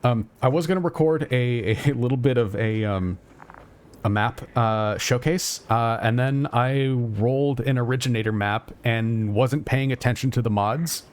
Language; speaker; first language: English; native; English